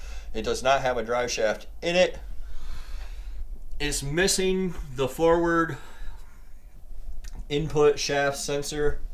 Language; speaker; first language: English; native; English